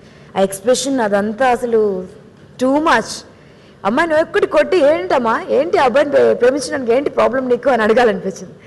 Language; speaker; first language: Telugu; native; Telugu